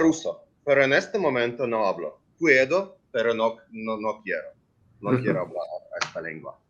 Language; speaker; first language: Spanish; non-native, learner; Ukrainian